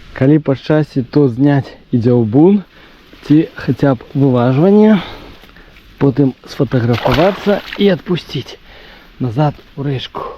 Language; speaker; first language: Belarusian; native; Belarusian